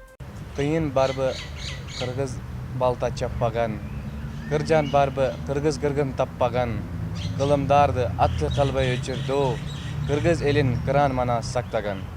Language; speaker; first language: Kyrgyz; non-native, learner; Hindi